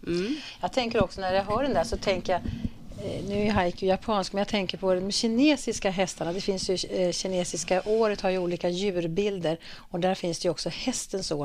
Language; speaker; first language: Swedish; native; Swedish